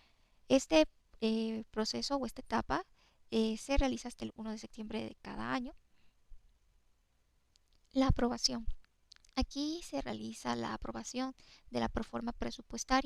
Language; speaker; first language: Spanish; native; Spanish